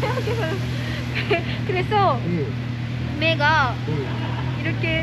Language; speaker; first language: Korean; non-native, learner; Japanese